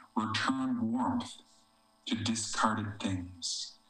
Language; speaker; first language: English; native; English